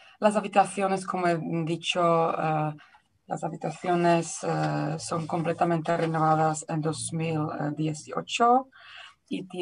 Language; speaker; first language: Spanish; non-native, fluent; Czech